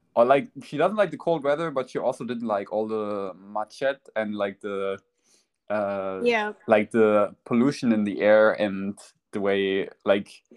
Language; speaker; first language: English; non-native, fluent; German